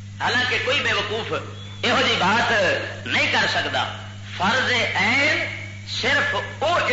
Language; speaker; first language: Urdu; non-native, local second language; Punjabi